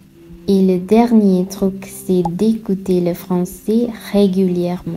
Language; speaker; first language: French; non-native, fluent; Sinhala